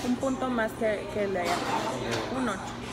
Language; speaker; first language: Spanish; early bilingual, heritage; Spanish